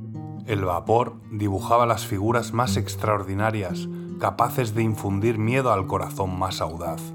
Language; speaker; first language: Spanish; native; Spanish